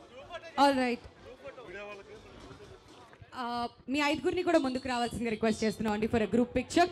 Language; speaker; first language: Telugu; native; Telugu